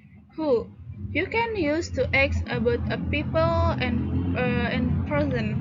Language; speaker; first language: English; non-native, learner; Indonesian